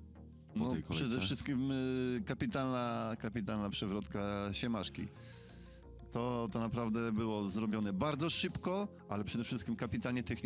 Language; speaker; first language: Polish; native; Polish